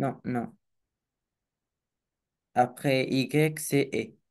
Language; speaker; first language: French; non-native, learner; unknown